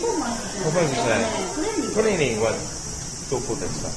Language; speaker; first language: Japanese; non-native, learner; English